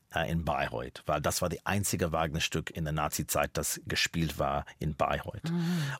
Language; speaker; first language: German; non-native, fluent; English